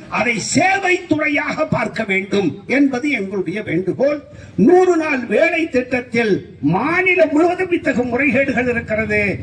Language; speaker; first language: Tamil; native; Tamil